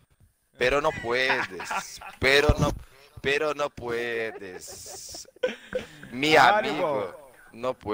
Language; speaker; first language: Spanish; non-native, learner; Portuguese